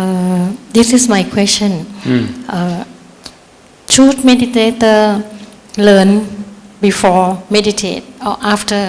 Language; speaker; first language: English; non-native, learner; Thai